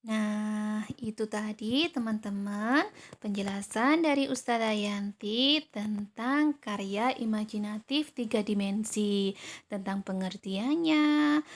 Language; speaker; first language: Indonesian; native; Indonesian